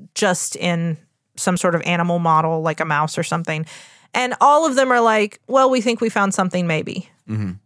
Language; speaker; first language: English; native; English